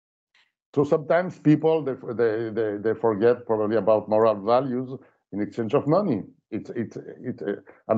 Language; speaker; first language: English; non-native, fluent; French